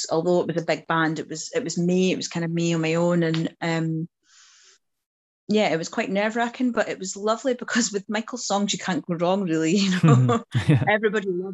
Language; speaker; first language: English; native; English